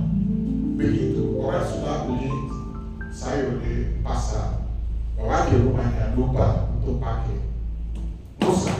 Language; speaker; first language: Indonesian; non-native, fluent; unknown